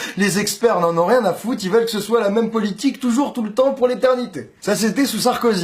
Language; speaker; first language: French; native; French